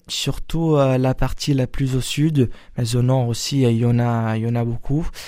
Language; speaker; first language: French; non-native, fluent; Portuguese